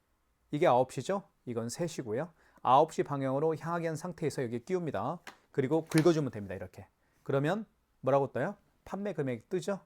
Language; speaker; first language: Korean; native; Korean